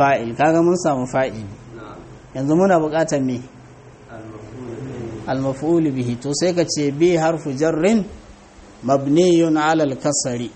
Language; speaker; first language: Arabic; non-native, fluent; Hausa